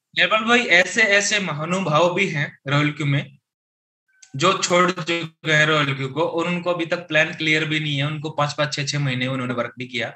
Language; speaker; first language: Hindi; native; Hindi